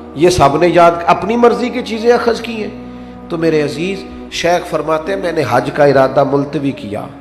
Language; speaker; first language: Urdu; non-native, local second language; Punjabi